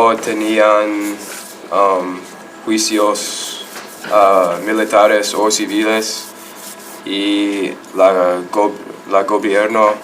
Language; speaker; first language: Spanish; non-native, learner; English